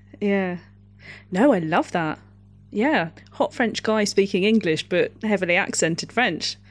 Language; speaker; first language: English; native; English